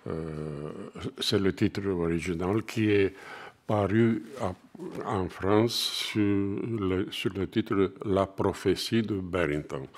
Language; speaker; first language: French; non-native, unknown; Romanian